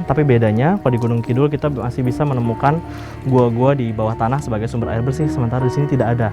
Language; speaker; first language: Indonesian; native; Indonesian